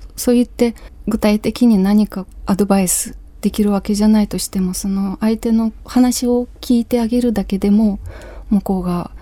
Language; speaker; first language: Japanese; non-native, fluent; Ukrainian